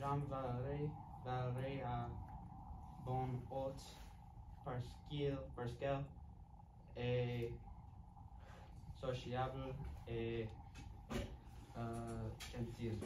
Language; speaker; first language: French; non-native, learner; English